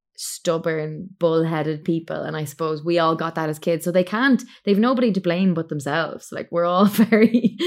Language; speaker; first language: English; native; English